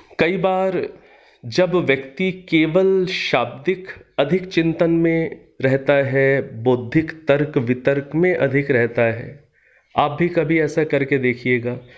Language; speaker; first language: Hindi; native; Hindi